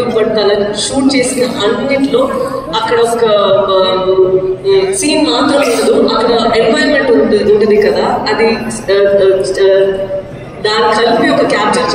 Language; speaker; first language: Telugu; non-native, local second language; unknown